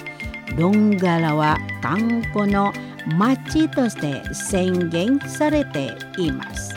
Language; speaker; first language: Japanese; non-native, learner; Indonesian